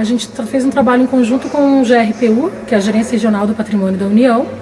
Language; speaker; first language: Portuguese; native; Portuguese